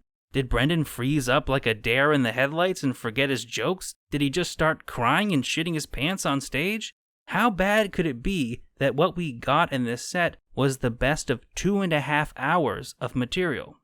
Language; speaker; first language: English; native; English